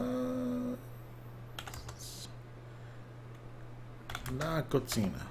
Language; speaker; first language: Spanish; non-native, learner; English